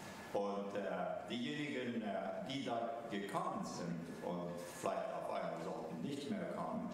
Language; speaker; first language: German; early bilingual, heritage; German